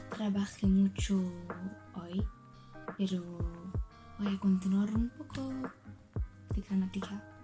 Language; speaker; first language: Spanish; non-native, learner; French